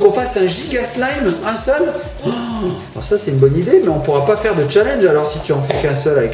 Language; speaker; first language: French; native; French